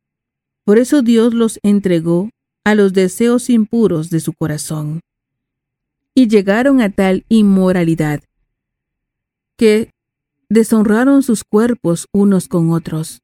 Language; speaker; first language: Spanish; native; Spanish